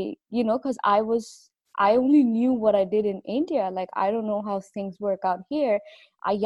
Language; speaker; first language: English; non-native, local second language; Punjabi